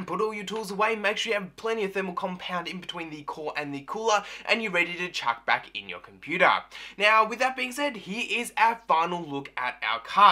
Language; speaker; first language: English; native; English